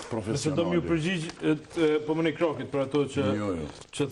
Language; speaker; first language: Albanian; native; Albanian